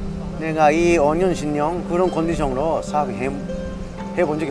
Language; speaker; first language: Korean; early bilingual, heritage; Japanese